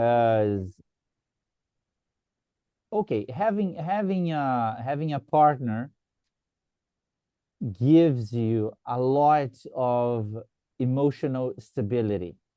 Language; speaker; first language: English; non-native, fluent; Portuguese